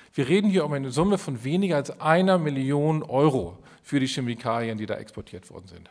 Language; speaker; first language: German; native; German